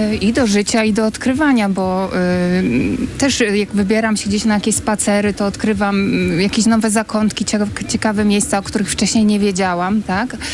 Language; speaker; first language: Polish; native; Polish